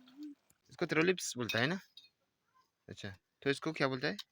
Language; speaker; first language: Hindi; non-native, local second language; Chakma